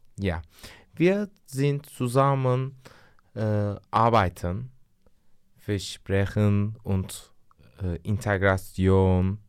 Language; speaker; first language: German; non-native, learner; Turkish